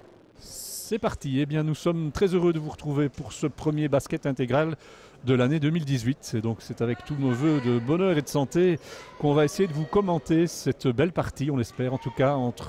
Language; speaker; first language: French; native; French